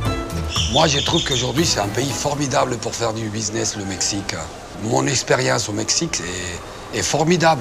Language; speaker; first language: French; non-native, fluent; Spanish